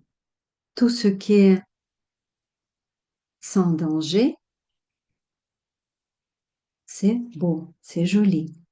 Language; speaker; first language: French; non-native, fluent; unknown